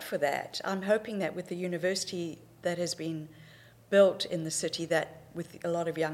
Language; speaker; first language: English; native; English